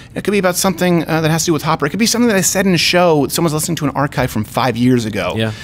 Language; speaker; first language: English; native; English